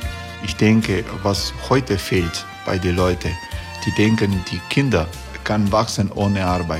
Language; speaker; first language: German; non-native, learner; Croatian